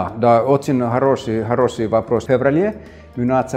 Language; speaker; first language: Russian; non-native, fluent; Finnish